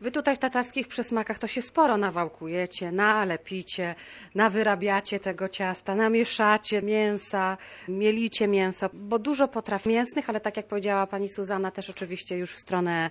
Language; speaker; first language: Polish; native; Polish